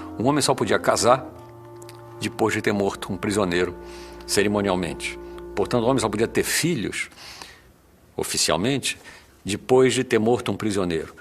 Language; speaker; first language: Portuguese; native; Portuguese